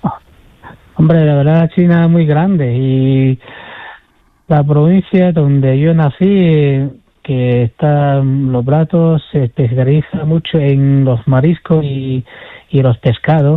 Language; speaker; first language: Spanish; non-native, fluent; Chinese